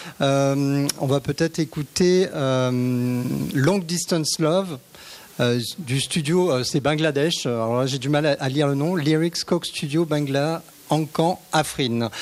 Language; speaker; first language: French; native; French